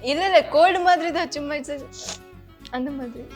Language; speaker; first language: Tamil; non-native, fluent; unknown